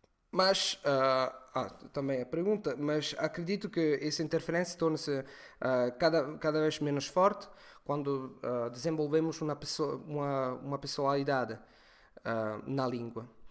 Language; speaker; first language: Portuguese; non-native, fluent; Italian